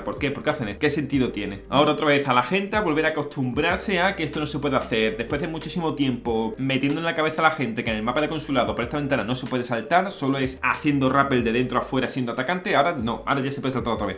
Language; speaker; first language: Spanish; native; Spanish